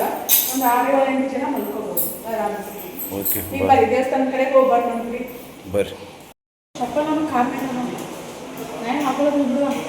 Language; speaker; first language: Kannada; native; Kannada